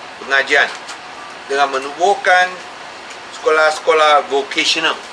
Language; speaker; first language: Malay; non-native, local second language; Min Nan Chinese